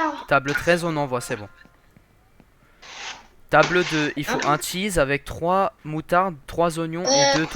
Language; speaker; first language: French; native; French